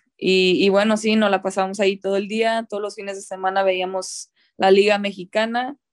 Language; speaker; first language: Spanish; early bilingual, heritage; Spanish